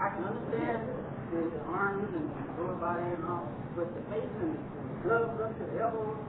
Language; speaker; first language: English; native; English